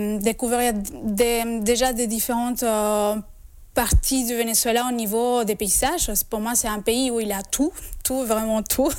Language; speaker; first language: French; non-native, fluent; Spanish